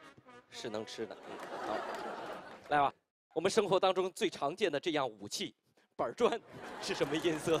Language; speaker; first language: Chinese; native; Chinese